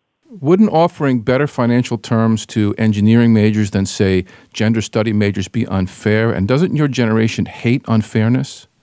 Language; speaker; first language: English; native; English